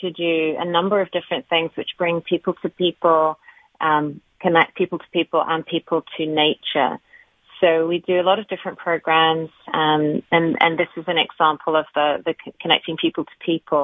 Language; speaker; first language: English; native; English